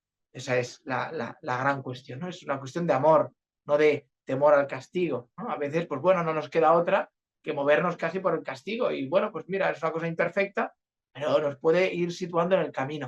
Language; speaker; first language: Spanish; native; Spanish